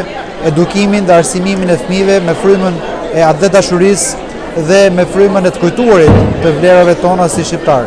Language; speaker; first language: Albanian; native; Albanian